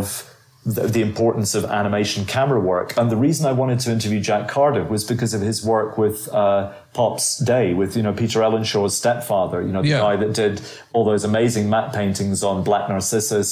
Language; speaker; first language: English; native; English